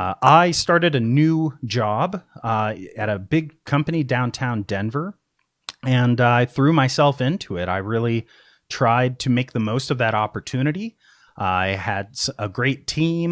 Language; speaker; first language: English; native; English